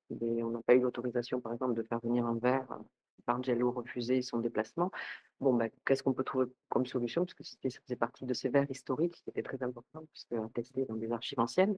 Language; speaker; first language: French; native; French